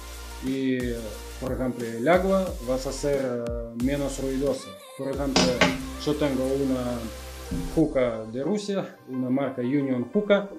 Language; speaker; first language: Spanish; non-native, learner; Russian